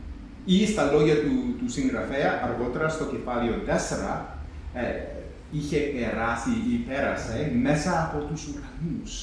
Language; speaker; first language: Greek; non-native, fluent; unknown